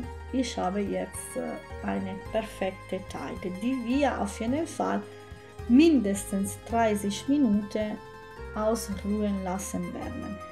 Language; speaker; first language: German; non-native, fluent; Italian